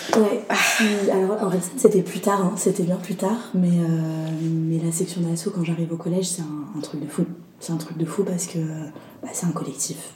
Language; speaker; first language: French; early bilingual, other home language; Arabic